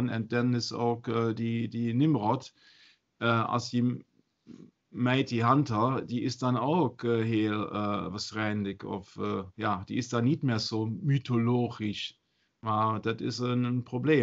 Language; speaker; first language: Dutch; non-native, fluent; German